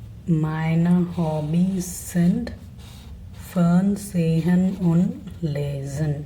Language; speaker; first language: German; non-native, learner; Tamil